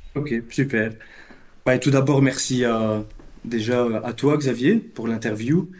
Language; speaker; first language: French; native; French